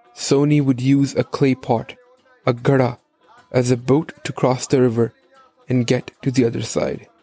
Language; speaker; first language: English; non-native, local second language; Punjabi